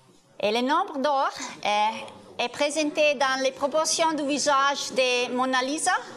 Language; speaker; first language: French; non-native, learner; Italian